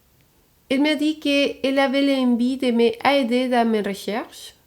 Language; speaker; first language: French; non-native, fluent; Spanish